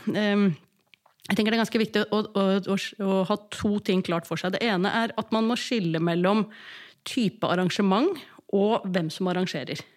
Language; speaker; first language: Norwegian; native; Norwegian